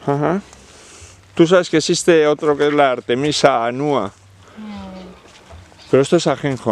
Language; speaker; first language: Spanish; native; Spanish